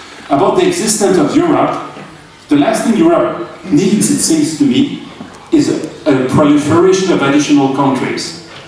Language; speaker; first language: English; non-native, fluent; French